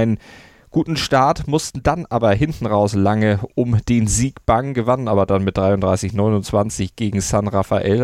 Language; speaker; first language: German; native; German